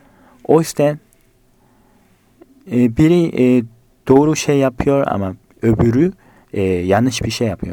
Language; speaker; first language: Turkish; non-native, fluent; Korean